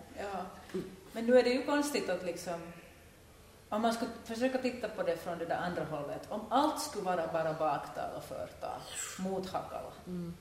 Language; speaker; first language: Swedish; native; Swedish